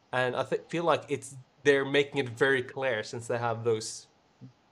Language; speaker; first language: English; non-native, fluent; Swedish